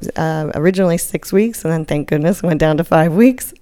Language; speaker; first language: English; native; English